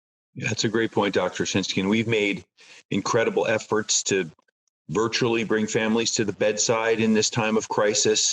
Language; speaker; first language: English; native; English